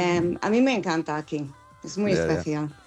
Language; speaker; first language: Spanish; non-native, fluent; English